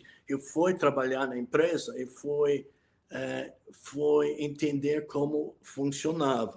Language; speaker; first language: Portuguese; non-native, fluent; English